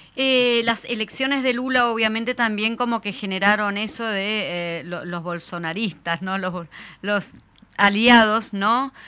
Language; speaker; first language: Spanish; native; Spanish